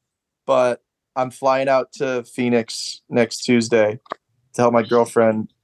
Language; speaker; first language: English; native; English